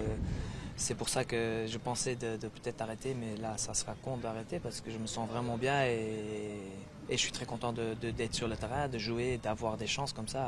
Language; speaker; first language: French; non-native, fluent; Dutch